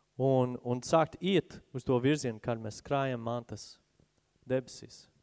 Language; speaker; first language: Latvian; non-native, fluent; English